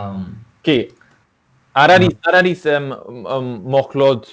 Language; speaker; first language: Georgian; non-native, learner; English